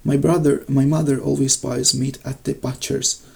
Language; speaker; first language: English; non-native, fluent; Azerbaijani